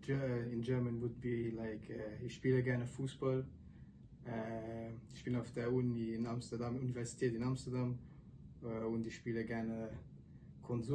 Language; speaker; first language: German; non-native, local second language; Luxembourgish